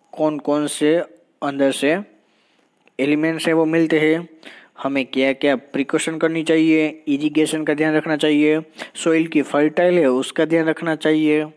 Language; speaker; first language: Hindi; non-native, local second language; Gujarati